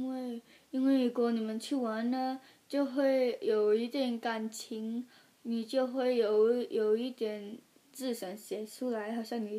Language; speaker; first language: Chinese; early bilingual, heritage; Chinese